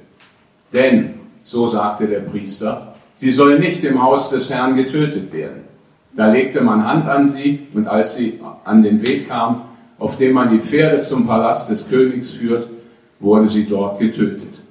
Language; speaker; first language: German; native; German